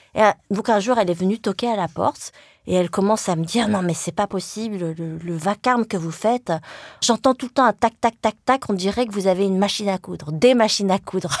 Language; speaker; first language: French; early bilingual, other home language; Vietnamese